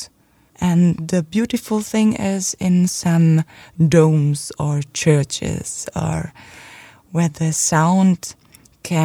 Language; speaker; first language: English; non-native, fluent; German